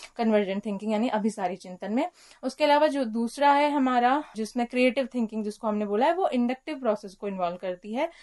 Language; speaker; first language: Hindi; native; Hindi